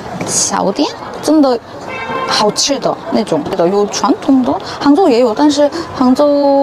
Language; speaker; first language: Chinese; non-native, fluent; Korean